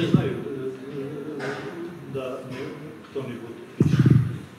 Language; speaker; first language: Russian; non-native, learner; Serbian